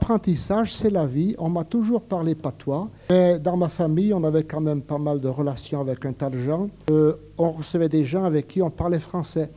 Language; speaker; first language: French; native; French